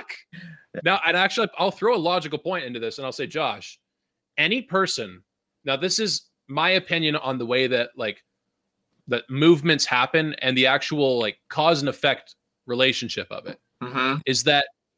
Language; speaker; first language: English; native; English